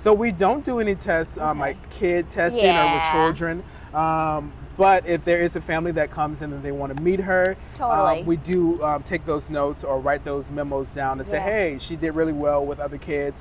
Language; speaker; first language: English; native; English